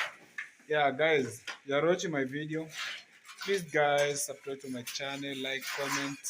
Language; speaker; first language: English; non-native, learner; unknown